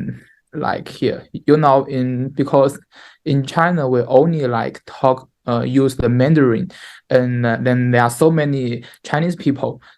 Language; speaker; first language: English; non-native, learner; Chinese